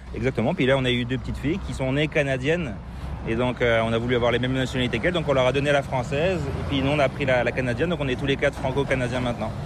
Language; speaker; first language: French; native; French